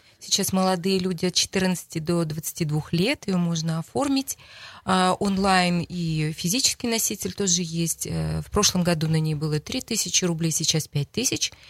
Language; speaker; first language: Russian; native; Russian